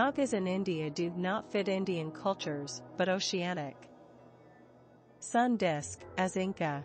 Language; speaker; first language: English; non-native, fluent; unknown